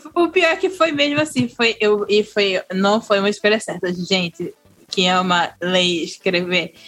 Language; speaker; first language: Portuguese; native; Portuguese